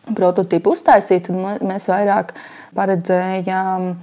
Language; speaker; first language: Latvian; native; Latvian